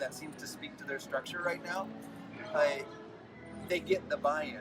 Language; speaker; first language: English; native; English